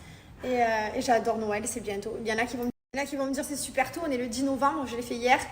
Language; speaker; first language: French; native; French